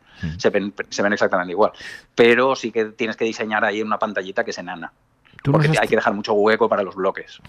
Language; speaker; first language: Spanish; native; Spanish